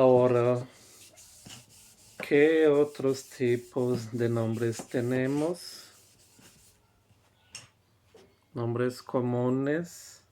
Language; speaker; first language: Spanish; non-native, fluent; Portuguese